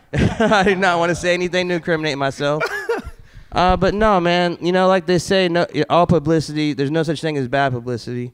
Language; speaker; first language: English; native; English